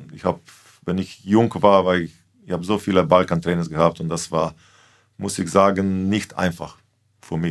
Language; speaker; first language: German; non-native, fluent; Slovenian